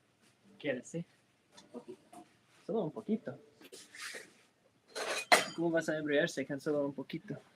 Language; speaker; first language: Spanish; non-native, learner; English